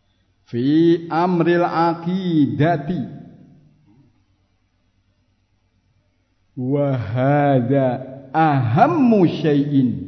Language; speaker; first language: Arabic; non-native, fluent; Indonesian